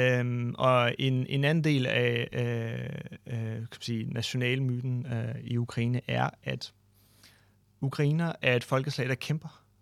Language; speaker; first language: Danish; non-native, fluent; Ukrainian